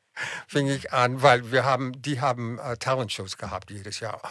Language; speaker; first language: German; non-native, fluent; English